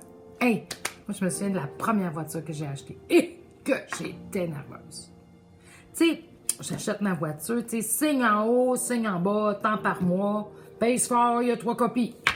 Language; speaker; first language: French; native; French